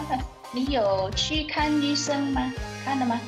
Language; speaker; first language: Chinese; non-native, learner; English